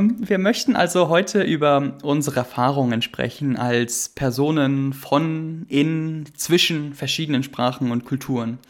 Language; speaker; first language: German; native; German